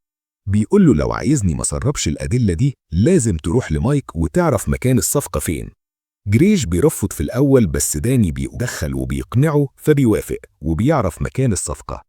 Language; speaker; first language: Arabic; native; Arabic